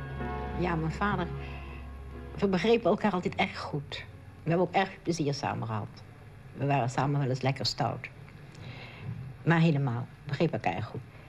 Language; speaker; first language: Dutch; native; Dutch